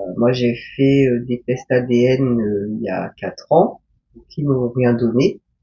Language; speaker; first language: French; early bilingual, other home language; Korean